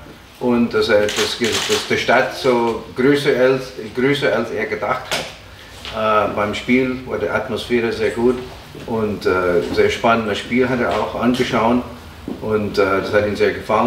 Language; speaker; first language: German; non-native, fluent; English